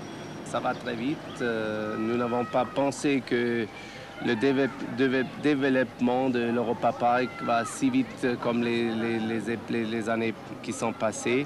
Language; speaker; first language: French; non-native, fluent; German